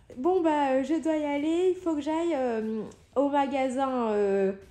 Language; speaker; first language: French; native; French